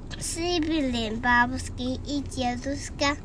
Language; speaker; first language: Russian; early bilingual, heritage; Chinese